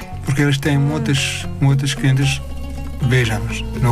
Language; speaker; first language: Portuguese; non-native, learner; Arabic